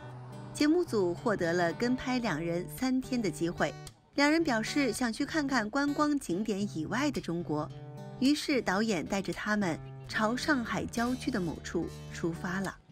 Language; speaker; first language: Chinese; native; Chinese